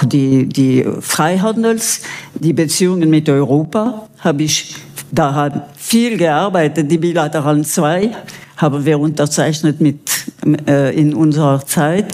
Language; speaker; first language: German; non-native, local second language; French